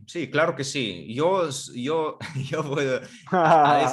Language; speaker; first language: Spanish; non-native, fluent; Russian